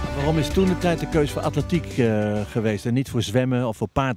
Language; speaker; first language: Dutch; native; Dutch